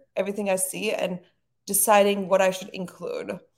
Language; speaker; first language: English; non-native, fluent; Turkish